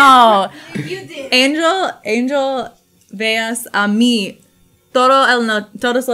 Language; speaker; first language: Spanish; non-native, learner; English